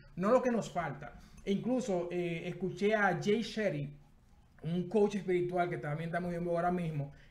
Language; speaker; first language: Spanish; native; Spanish